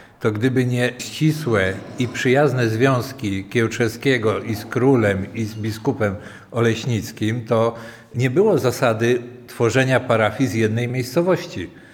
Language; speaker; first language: Polish; native; Polish